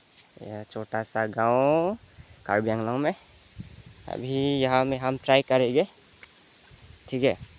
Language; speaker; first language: Hindi; non-native, local second language; Karbi